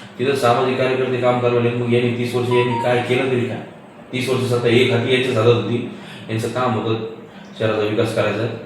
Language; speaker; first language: Marathi; native; Marathi